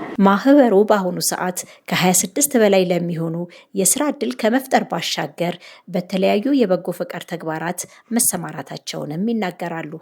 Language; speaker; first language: Amharic; native; Amharic